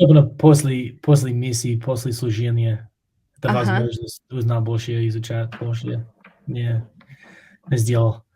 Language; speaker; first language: Russian; non-native, learner; English